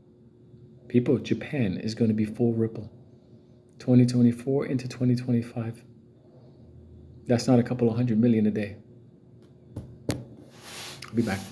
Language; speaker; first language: English; native; English